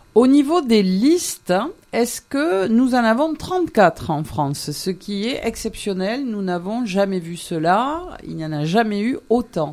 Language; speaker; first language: French; native; French